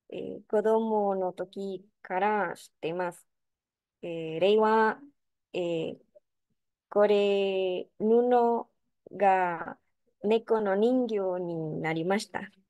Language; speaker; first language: Japanese; non-native, learner; Spanish